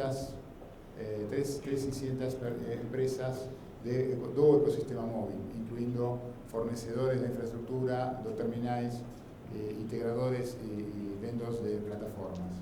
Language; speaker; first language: Portuguese; non-native, learner; Spanish